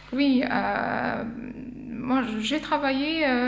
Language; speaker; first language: French; non-native, fluent; Armenian